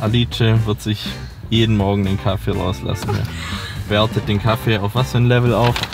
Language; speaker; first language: German; native; German